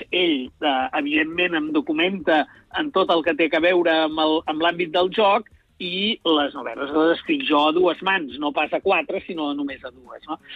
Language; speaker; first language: Catalan; native; Catalan